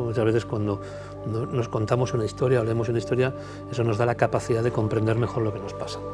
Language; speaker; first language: Spanish; native; Spanish